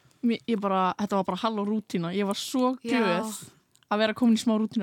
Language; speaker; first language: Icelandic; native; Icelandic